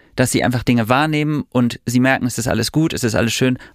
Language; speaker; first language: German; native; German